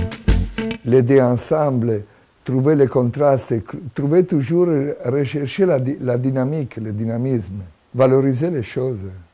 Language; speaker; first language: French; non-native, fluent; Italian